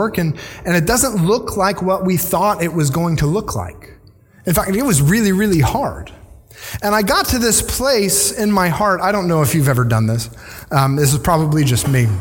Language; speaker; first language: English; native; English